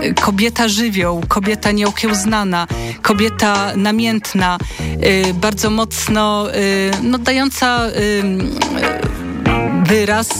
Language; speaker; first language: Polish; native; Polish